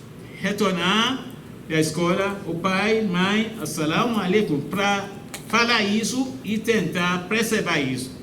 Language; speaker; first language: Portuguese; non-native, fluent; Yoruba